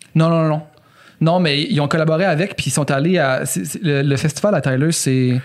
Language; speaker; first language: French; native; French